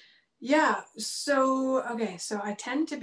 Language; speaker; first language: English; native; English